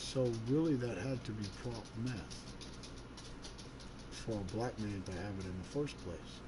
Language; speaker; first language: English; native; English